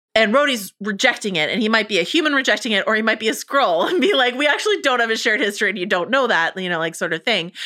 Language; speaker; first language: English; native; English